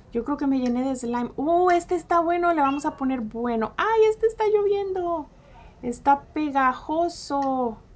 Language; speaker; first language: Spanish; early bilingual, heritage; Spanish